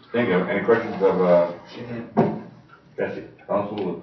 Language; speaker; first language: English; native; English